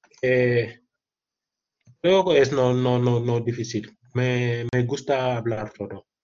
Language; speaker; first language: Spanish; non-native, learner; Wolof